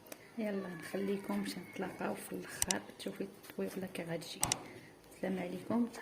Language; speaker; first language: Arabic; native; Arabic